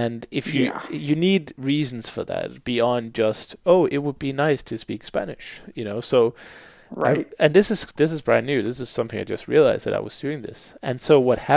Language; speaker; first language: English; non-native, fluent; Danish